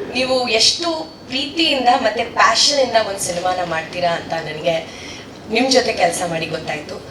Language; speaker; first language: Kannada; non-native, local second language; Tamil